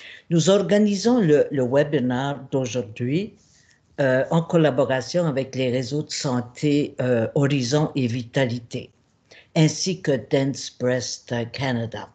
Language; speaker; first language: French; native; French